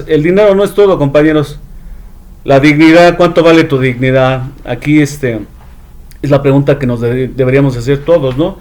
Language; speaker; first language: Spanish; native; Spanish